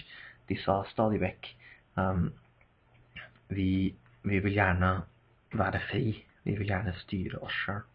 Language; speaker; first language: Norwegian; non-native, fluent; English